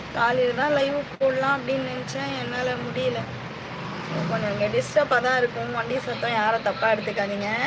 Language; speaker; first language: Tamil; native; Tamil